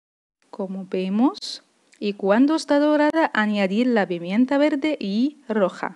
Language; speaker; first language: Spanish; non-native, fluent; Arabic